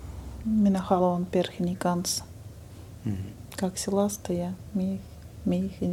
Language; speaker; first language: Finnish; non-native, learner; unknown